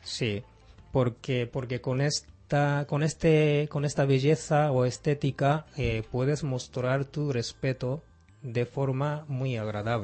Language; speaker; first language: Spanish; non-native, fluent; Japanese